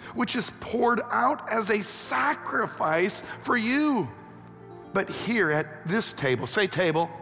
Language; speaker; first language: English; native; English